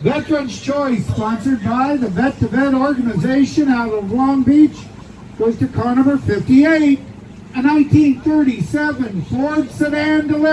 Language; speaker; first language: English; native; English